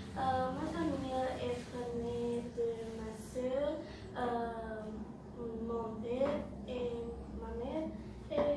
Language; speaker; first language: French; non-native, learner; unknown